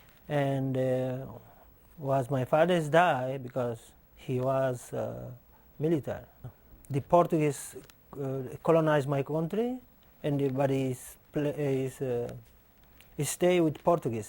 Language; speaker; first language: English; non-native, learner; Portuguese